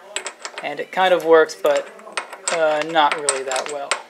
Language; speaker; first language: English; native; English